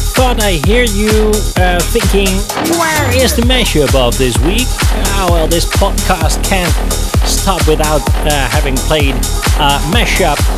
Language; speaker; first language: English; non-native, fluent; Dutch